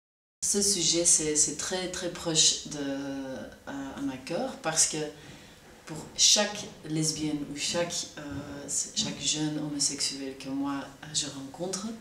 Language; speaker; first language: French; non-native, local second language; Dutch